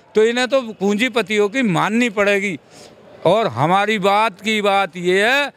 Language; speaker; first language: Hindi; native; Hindi